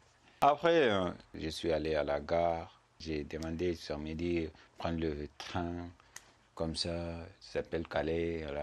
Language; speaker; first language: French; non-native, learner; Arabic